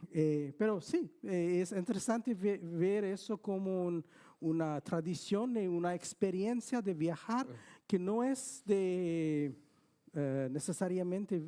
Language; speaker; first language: Spanish; non-native, fluent; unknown